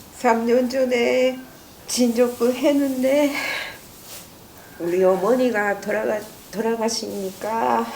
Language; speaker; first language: Korean; non-native, learner; Japanese